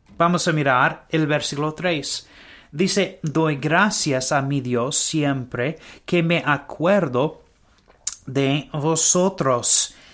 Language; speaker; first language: Spanish; non-native, learner; English